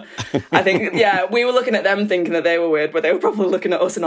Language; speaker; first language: English; native; English